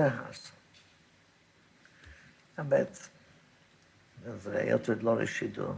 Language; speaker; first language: Hebrew; non-native, fluent; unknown